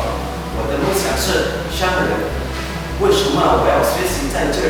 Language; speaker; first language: Chinese; non-native, learner; Indonesian